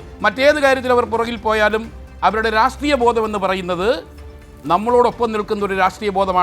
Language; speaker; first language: Malayalam; native; Malayalam